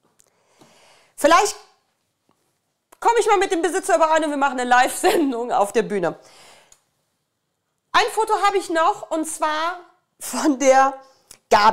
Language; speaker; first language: German; native; German